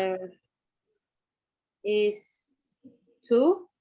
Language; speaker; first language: English; non-native, learner; Spanish